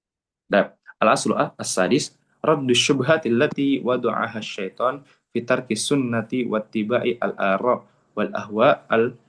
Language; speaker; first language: Arabic; non-native, fluent; Indonesian